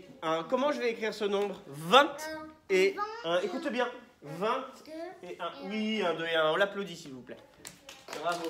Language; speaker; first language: French; native; French